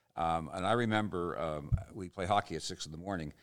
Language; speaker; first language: English; native; English